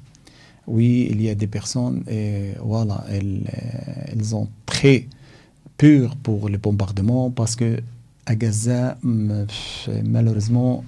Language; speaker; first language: French; non-native, learner; Arabic